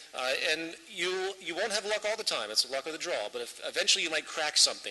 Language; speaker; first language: English; native; English